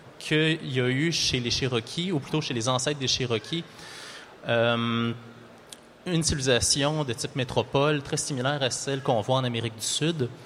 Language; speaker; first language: French; native; French